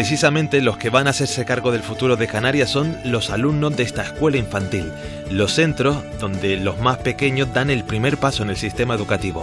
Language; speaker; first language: Spanish; native; Spanish